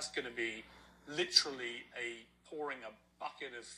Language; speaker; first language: English; native; English